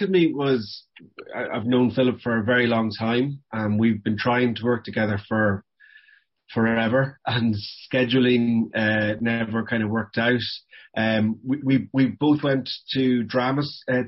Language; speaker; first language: English; native; English